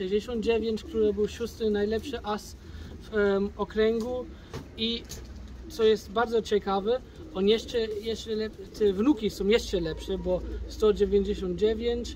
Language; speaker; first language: Polish; early bilingual, heritage; German